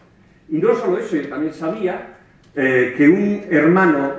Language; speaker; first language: Spanish; native; Spanish